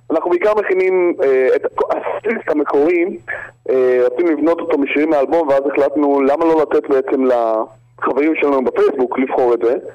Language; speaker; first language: Hebrew; native; Hebrew